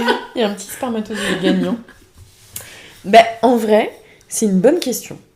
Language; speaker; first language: French; native; French